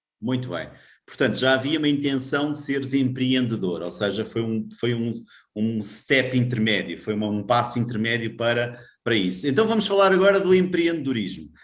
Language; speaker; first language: Portuguese; native; Portuguese